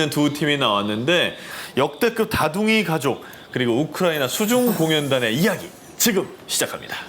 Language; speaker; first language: Korean; native; Korean